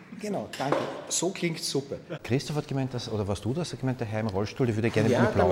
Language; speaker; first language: German; native; German